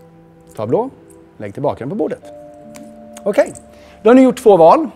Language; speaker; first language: Swedish; native; Swedish